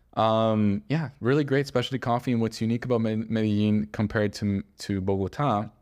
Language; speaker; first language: English; native; English